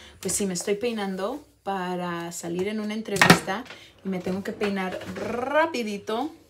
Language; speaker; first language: Spanish; early bilingual, heritage; Spanish